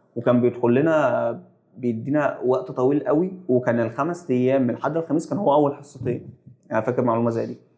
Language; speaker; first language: Egyptian Arabic; native; Egyptian Arabic